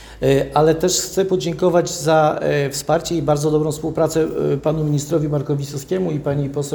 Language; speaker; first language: Polish; native; Polish